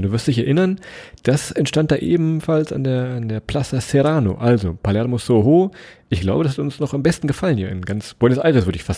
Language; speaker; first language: German; native; German